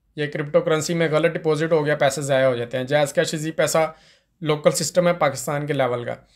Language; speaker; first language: Urdu; non-native, local second language; Punjabi